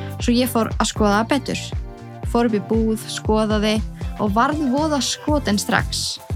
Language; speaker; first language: Icelandic; native; Icelandic